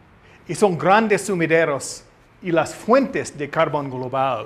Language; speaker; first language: Spanish; non-native, learner; English